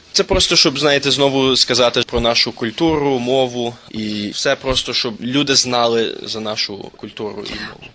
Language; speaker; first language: Ukrainian; early bilingual, heritage; Ukrainian